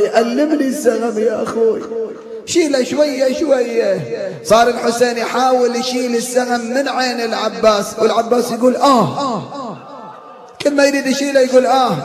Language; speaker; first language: Arabic; native; Arabic